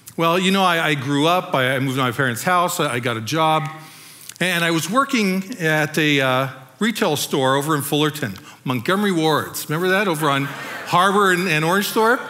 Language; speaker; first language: English; native; English